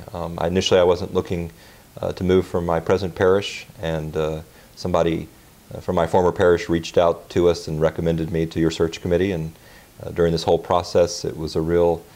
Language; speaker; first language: English; native; English